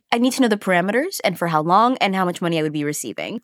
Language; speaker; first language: English; native; English